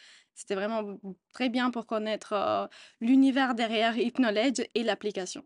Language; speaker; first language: French; non-native, fluent; Italian